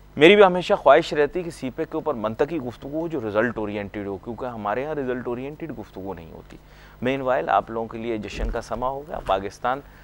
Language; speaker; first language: Urdu; native; Urdu